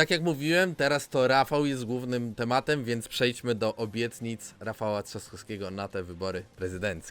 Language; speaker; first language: Polish; native; Polish